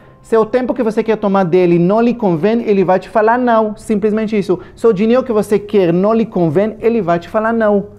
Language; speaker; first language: Portuguese; non-native, fluent; Hebrew